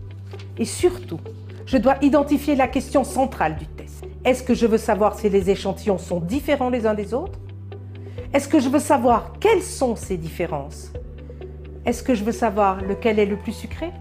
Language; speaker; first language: French; native; French